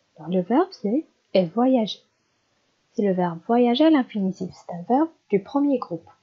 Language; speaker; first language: French; non-native, local second language; Arabic